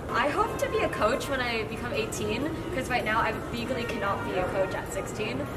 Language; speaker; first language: English; native; English